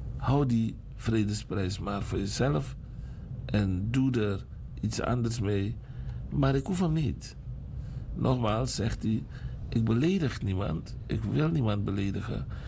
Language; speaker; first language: Dutch; native; Dutch